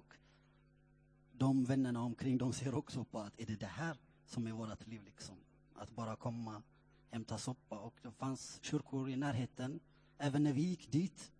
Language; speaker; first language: Swedish; non-native, fluent; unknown